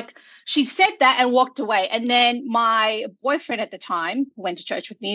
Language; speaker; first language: English; native; English